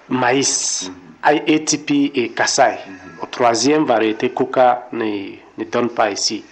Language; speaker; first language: French; non-native, local second language; English